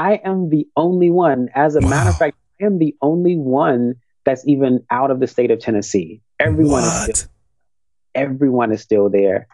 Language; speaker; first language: English; native; English